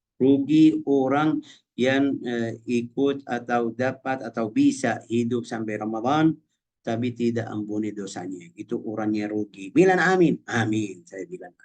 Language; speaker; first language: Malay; non-native, fluent; Arabic